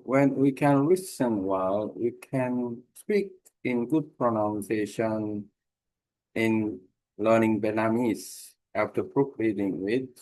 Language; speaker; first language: English; non-native, learner; Korean